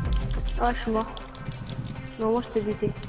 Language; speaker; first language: French; native; French